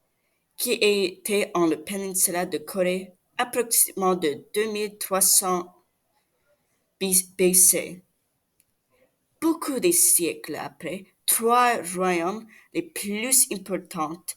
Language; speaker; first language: French; non-native, learner; English